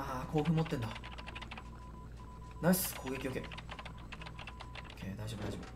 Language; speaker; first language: Japanese; native; Japanese